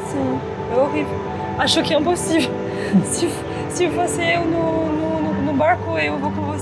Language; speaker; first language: Portuguese; non-native, fluent; French